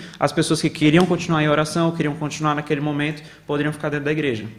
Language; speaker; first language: Portuguese; native; Portuguese